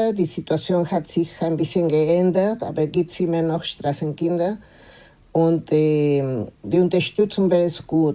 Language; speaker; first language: German; non-native, fluent; Spanish